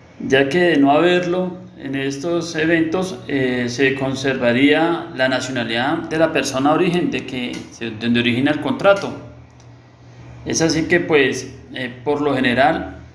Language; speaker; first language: Spanish; native; Spanish